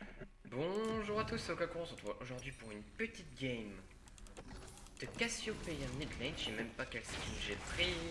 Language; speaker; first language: French; native; French